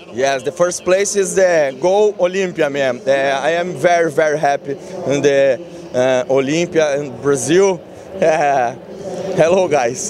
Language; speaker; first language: English; non-native, learner; Portuguese